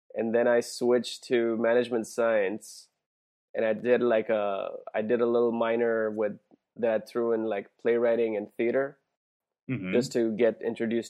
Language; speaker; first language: English; non-native, local second language; Hindi